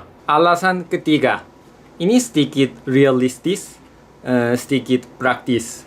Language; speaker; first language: Indonesian; non-native, fluent; Korean